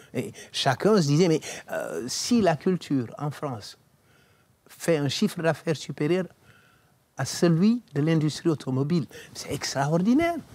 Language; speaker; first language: French; non-native, local second language; Wolof